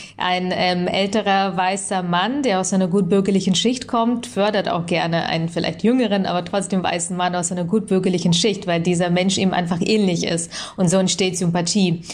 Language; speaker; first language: German; early bilingual, other home language; Russian